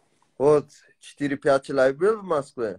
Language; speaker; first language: Russian; non-native, learner; Tajik